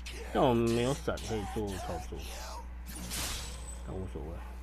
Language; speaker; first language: Chinese; native; Chinese